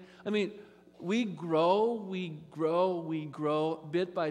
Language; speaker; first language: English; native; English